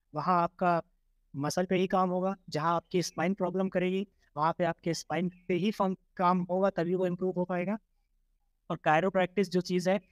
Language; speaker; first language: Hindi; native; Hindi